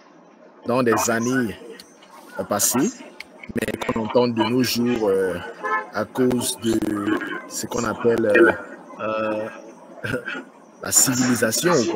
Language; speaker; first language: French; non-native, fluent; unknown